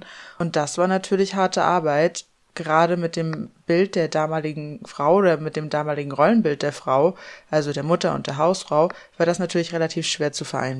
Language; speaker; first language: German; native; German